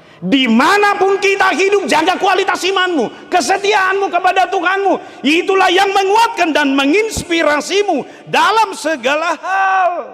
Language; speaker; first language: Indonesian; non-native, local second language; Batak Toba